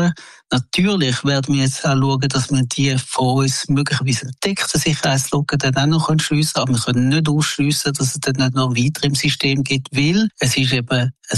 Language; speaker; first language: German; native; German